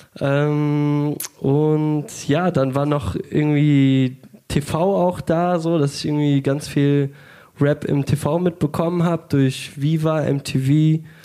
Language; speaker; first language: German; early bilingual, other home language; Russian